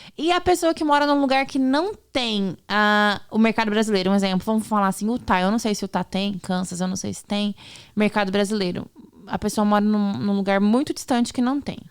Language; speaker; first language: Portuguese; native; Portuguese